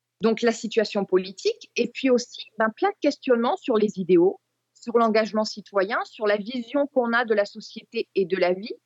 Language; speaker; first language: French; native; French